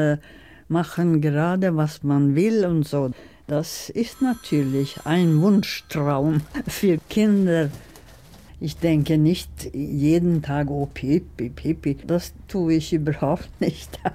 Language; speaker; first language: German; non-native, fluent; Swedish